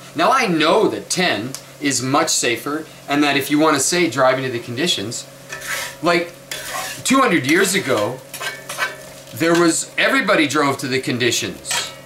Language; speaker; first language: English; native; English